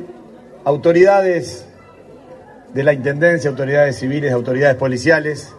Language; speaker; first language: Spanish; native; Spanish